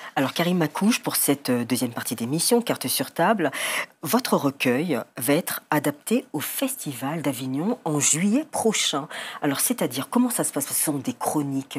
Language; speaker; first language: French; native; French